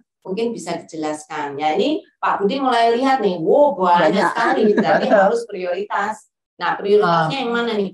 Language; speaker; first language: Indonesian; native; Indonesian